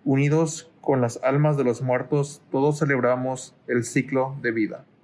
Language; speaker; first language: Spanish; early bilingual, heritage; Spanish